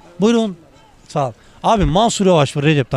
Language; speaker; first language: Turkish; native; Turkish